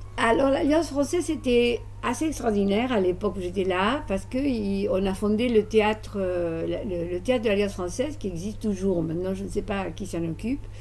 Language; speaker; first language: French; non-native, fluent; Spanish